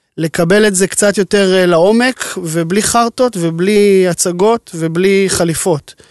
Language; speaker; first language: Hebrew; native; Hebrew